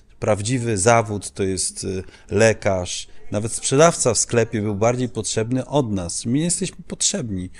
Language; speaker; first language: Polish; early bilingual, heritage; Polish